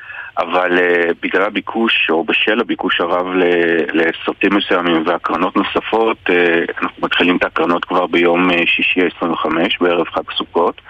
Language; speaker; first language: Hebrew; native; Hebrew